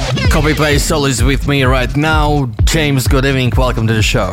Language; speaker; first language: English; non-native, fluent; Russian